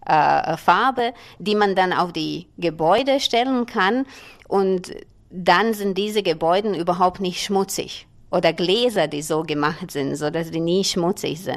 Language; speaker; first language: German; non-native, fluent; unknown